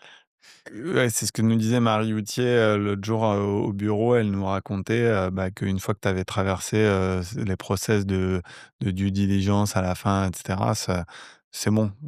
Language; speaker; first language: French; native; French